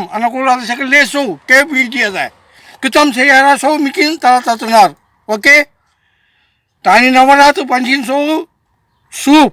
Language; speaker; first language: Arabic; non-native, learner; Tamil